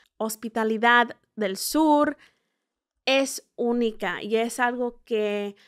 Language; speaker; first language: Spanish; early bilingual, heritage; Spanish